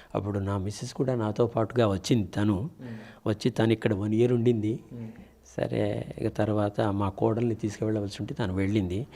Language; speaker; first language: Telugu; native; Telugu